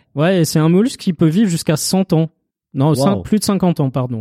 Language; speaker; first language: French; native; French